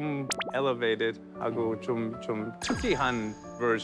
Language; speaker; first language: Korean; early bilingual, heritage; English